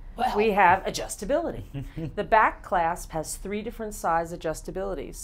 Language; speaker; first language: English; native; English